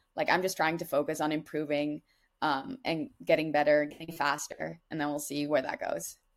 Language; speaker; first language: English; non-native, fluent; Dutch